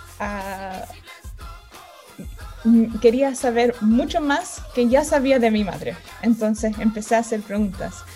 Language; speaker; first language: Spanish; early bilingual, heritage; Spanish